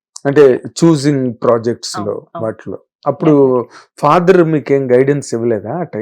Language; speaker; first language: Telugu; native; Telugu